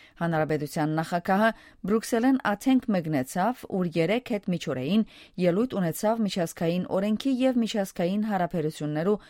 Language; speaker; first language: Armenian; early bilingual, heritage; Armenian